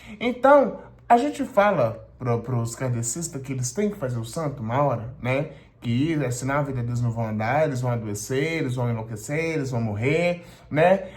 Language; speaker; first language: Portuguese; native; Portuguese